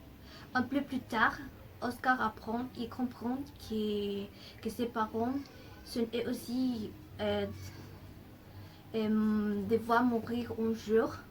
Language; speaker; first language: French; non-native, learner; Spanish